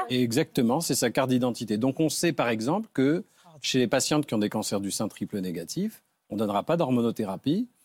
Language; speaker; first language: French; native; French